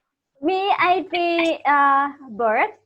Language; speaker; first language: English; non-native, learner; Thai